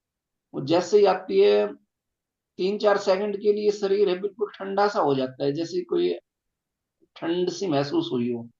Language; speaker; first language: Hindi; native; Hindi